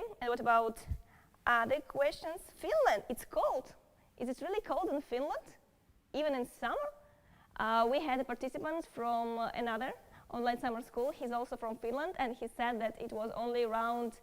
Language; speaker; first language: English; non-native, fluent; Russian